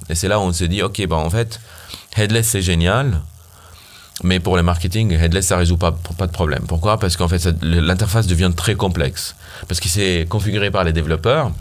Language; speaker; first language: French; non-native, fluent; Arabic